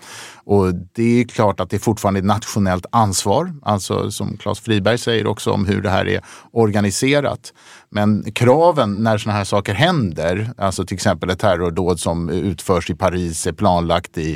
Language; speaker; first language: Swedish; native; Swedish